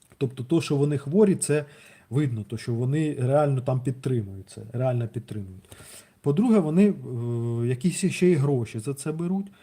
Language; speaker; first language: Ukrainian; non-native, local second language; Russian